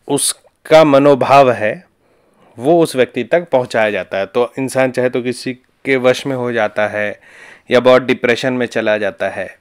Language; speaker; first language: Hindi; native; Hindi